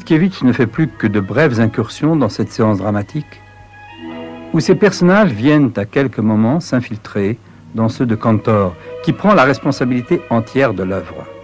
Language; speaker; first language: French; native; French